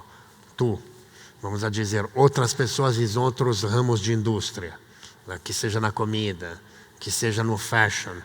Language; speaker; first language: Portuguese; non-native, fluent; Italian